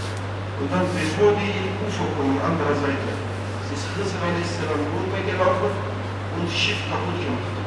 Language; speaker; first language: German; non-native, fluent; Turkish